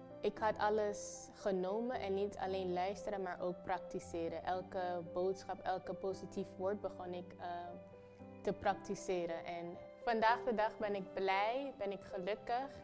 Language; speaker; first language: Dutch; non-native, local second language; Papiamento